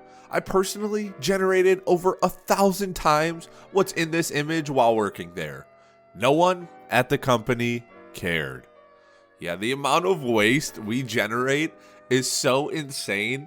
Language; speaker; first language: English; native; English